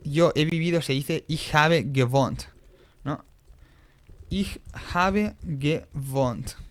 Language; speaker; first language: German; non-native, fluent; Spanish